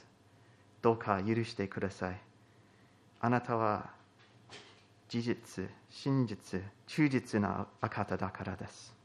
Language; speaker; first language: Japanese; non-native, fluent; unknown